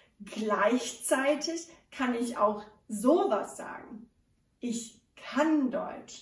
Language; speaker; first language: German; non-native, fluent; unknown